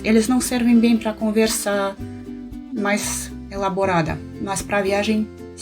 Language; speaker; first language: Portuguese; non-native, fluent; Russian